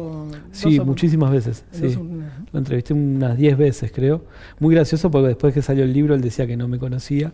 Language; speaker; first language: Spanish; native; Spanish